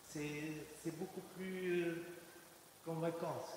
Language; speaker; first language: French; non-native, local second language; Arabic